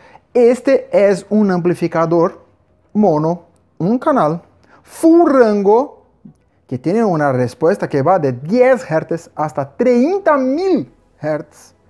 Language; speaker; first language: Spanish; non-native, fluent; Portuguese